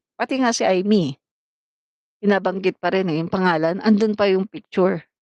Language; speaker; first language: Filipino; non-native, local second language; Cebuano